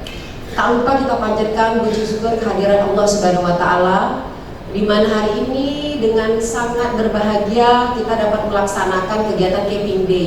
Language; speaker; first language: Indonesian; native; Indonesian